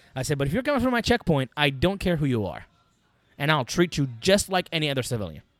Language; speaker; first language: English; non-native, fluent; Arabic